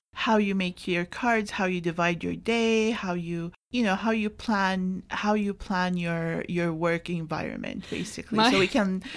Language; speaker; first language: English; non-native, fluent; Arabic